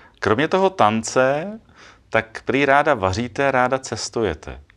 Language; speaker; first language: Czech; native; Czech